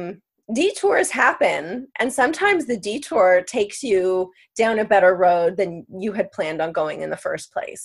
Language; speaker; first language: English; native; English